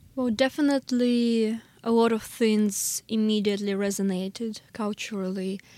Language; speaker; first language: English; non-native, fluent; Russian